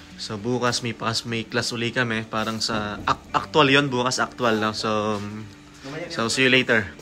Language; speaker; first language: Filipino; native; Filipino